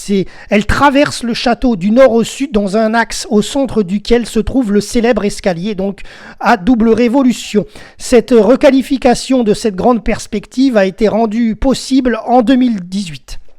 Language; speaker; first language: French; native; French